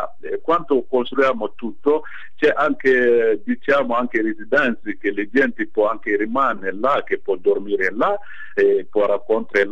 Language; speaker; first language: Italian; non-native, fluent; Bambara